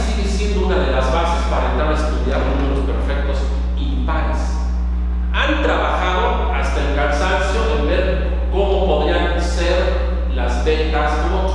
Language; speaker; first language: Spanish; native; Spanish